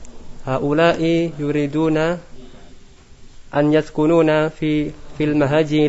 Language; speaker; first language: Arabic; non-native, learner; Indonesian